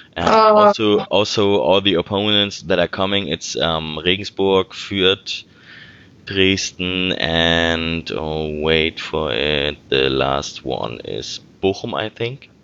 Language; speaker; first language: English; non-native, fluent; German